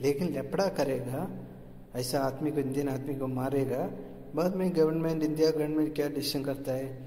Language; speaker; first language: Hindi; non-native, local second language; Malayalam